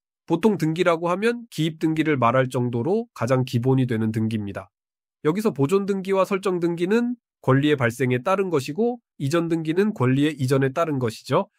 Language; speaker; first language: Korean; native; Korean